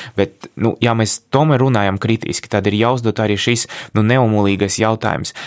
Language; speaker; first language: Latvian; non-native, local second language; Russian